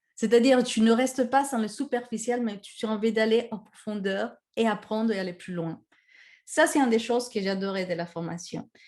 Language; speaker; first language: French; non-native, fluent; Spanish